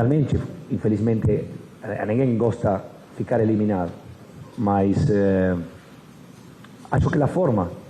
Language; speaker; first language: Portuguese; non-native, fluent; Spanish